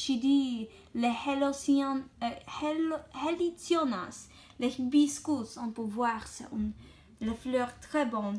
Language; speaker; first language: French; non-native, learner; English